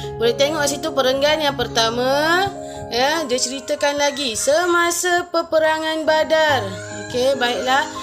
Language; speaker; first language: Malay; native; Malay